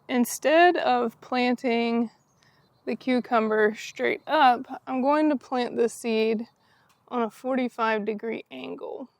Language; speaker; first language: English; native; English